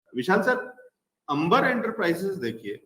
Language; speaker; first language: Hindi; native; Hindi